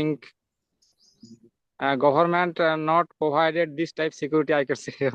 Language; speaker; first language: English; non-native, learner; Santali